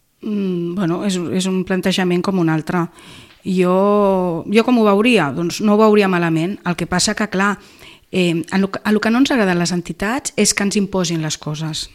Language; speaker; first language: Catalan; native; Catalan